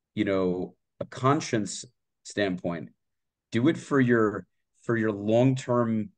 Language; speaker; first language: English; native; English